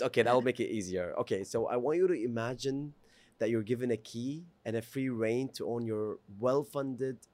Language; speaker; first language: English; non-native, fluent; Arabic